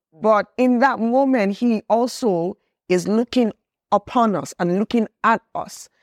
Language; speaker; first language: English; non-native, local second language; Yoruba